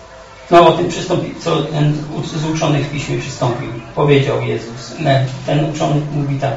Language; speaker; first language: Polish; native; Polish